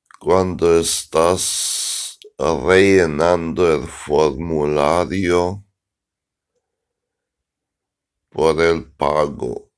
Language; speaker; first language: Spanish; non-native, learner; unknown